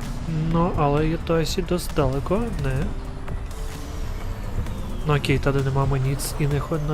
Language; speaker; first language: Czech; non-native, learner; Ukrainian